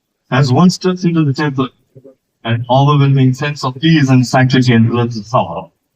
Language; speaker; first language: English; non-native, local second language; Malayalam